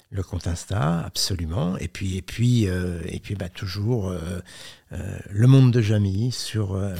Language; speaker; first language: French; native; French